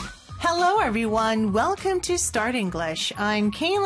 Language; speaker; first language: English; non-native, fluent; Korean